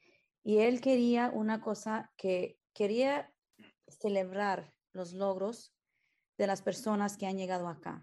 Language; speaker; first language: Spanish; early bilingual, heritage; Spanish